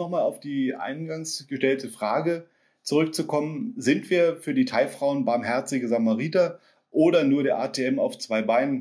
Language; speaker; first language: German; native; German